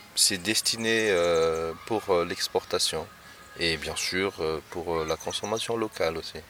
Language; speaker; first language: French; non-native, local second language; Malagasy